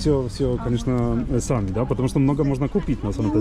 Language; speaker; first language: Russian; non-native, fluent; Polish